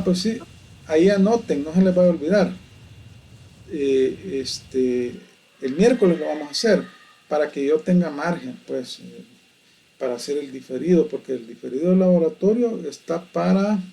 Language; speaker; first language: Spanish; native; Spanish